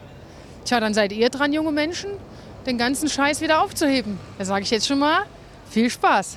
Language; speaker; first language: German; native; German